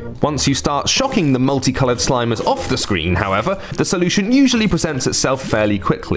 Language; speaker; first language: English; native; English